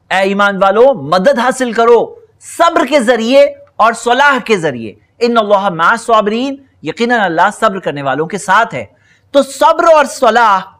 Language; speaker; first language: Hindi; native; Hindi